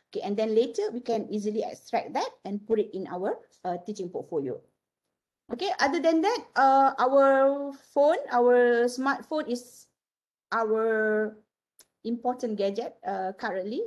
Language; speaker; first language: English; non-native, local second language; Malay